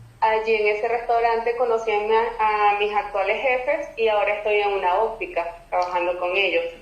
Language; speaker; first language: Spanish; native; Spanish